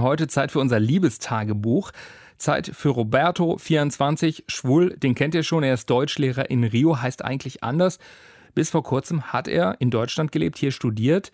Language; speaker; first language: German; native; German